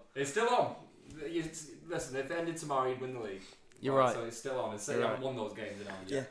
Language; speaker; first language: English; native; English